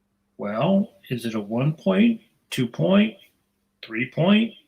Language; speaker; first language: English; native; English